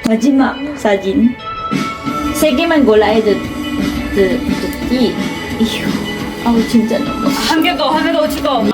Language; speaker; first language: Korean; non-native, learner; Filipino